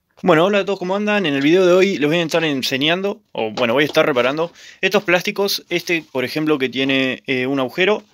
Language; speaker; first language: Spanish; native; Spanish